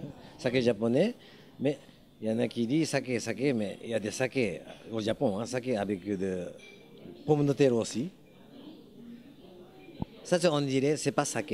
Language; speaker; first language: French; non-native, learner; Japanese